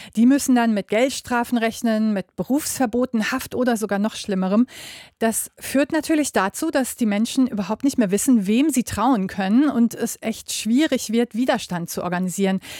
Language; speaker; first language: German; native; German